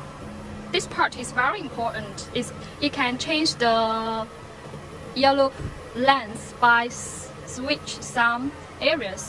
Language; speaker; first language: English; non-native, learner; Chinese